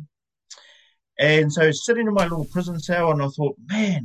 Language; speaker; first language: English; native; English